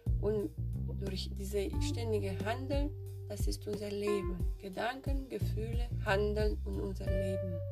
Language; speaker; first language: German; non-native, fluent; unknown